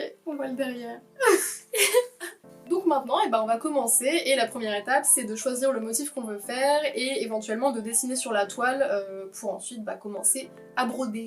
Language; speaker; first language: French; native; French